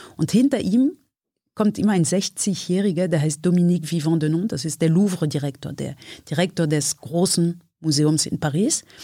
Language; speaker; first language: German; non-native, fluent; French